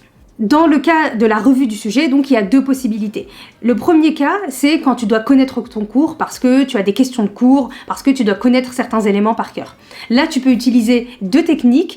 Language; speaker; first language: French; native; French